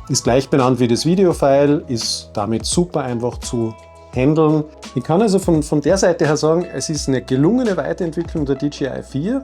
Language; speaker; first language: German; native; German